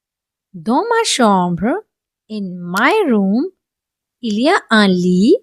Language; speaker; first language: French; non-native, fluent; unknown